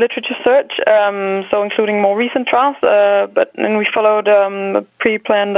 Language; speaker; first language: English; non-native, fluent; Danish